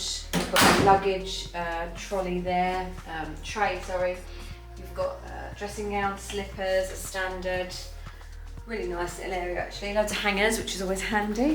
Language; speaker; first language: English; native; English